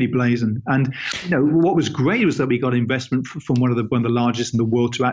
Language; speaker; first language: English; native; English